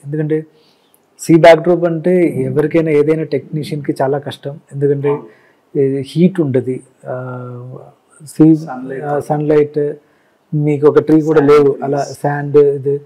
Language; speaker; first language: Telugu; non-native, learner; Malayalam